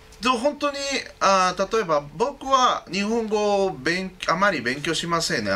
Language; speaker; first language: Japanese; non-native, learner; Spanish